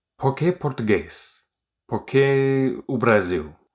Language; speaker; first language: Portuguese; non-native, learner; English